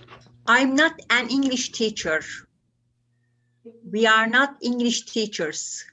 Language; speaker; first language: English; non-native, learner; Turkish